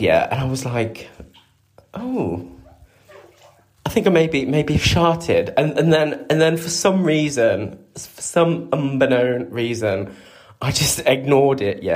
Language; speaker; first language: English; native; English